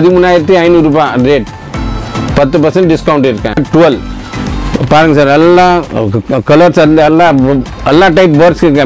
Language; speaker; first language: Tamil; non-native, local second language; Hindi